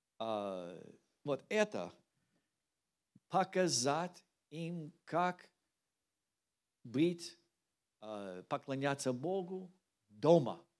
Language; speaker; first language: Russian; non-native, learner; English